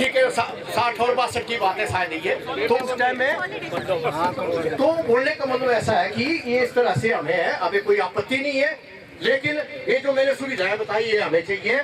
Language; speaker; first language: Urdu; non-native, local second language; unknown